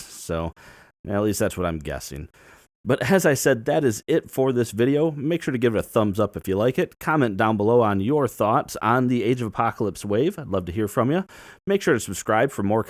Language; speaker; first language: English; native; English